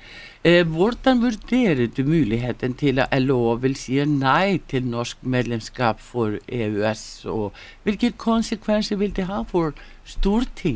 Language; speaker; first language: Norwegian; non-native, learner; Icelandic